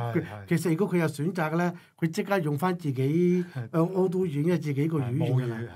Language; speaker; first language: Cantonese; non-native, local second language; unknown